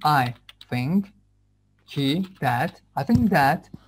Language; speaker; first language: English; non-native, fluent; Azerbaijani